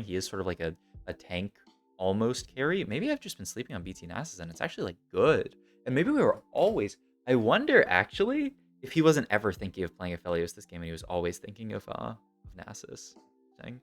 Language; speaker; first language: English; native; English